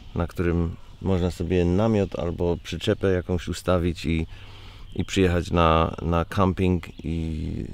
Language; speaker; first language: Polish; native; Polish